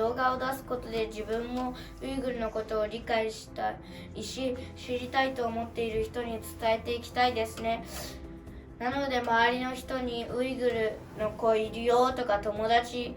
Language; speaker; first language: Japanese; early bilingual, other home language; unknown